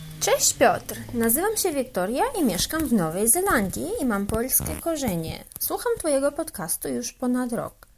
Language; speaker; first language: Polish; early bilingual, heritage; English